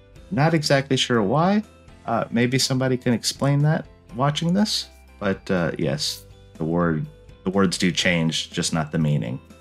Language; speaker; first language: English; native; English